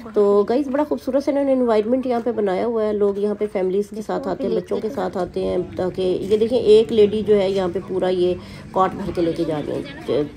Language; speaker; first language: Urdu; native; Urdu